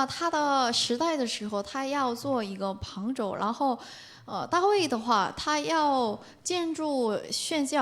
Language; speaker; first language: Chinese; non-native, learner; Korean